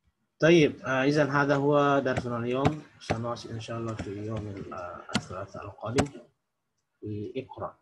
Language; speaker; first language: Arabic; non-native, fluent; Indonesian